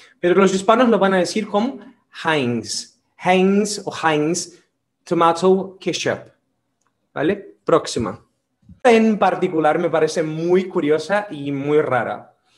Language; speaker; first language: Spanish; non-native, fluent; Portuguese